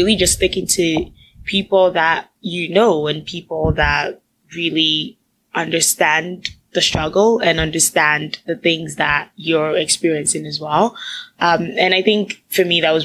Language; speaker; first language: English; non-native, local second language; Akan